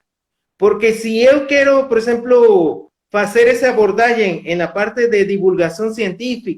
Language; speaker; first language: Portuguese; non-native, fluent; Spanish